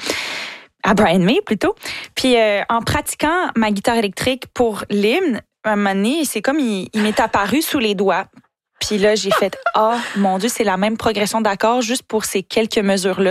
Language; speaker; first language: French; native; French